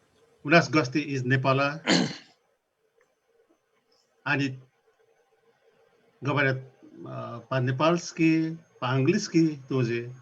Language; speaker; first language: Russian; non-native, learner; Nepali